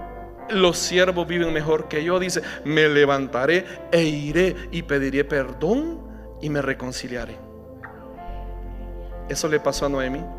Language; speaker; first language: Spanish; native; Spanish